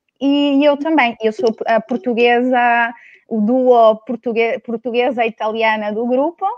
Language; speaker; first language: Portuguese; early bilingual, heritage; Portuguese